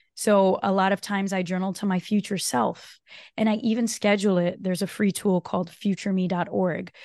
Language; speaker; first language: English; non-native, fluent; Portuguese